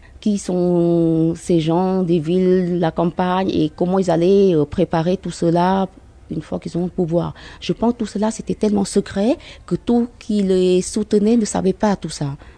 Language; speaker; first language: French; non-native, fluent; Khmer